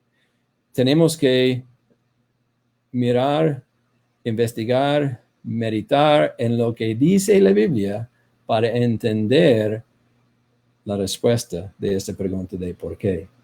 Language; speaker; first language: Spanish; non-native, fluent; English